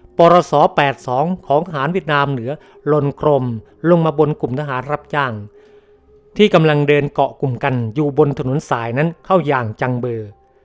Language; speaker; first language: Thai; native; Thai